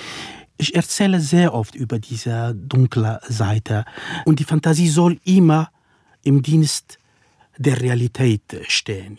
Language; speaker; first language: German; non-native, fluent; Kurdish